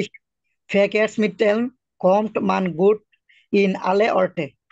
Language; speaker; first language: German; non-native, learner; Bangla